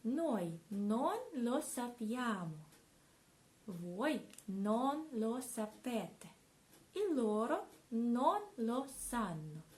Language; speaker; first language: Italian; non-native, fluent; Ukrainian